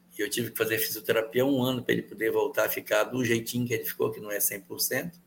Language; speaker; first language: Portuguese; native; Portuguese